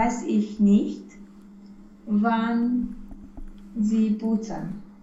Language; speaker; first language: German; non-native, learner; Romanian